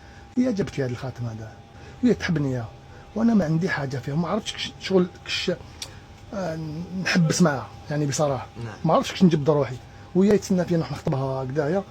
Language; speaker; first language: Arabic; native; Arabic